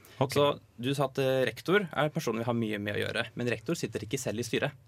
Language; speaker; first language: Norwegian; native; Norwegian